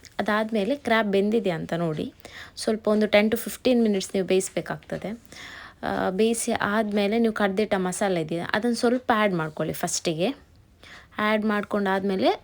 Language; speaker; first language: Kannada; non-native, local second language; Tulu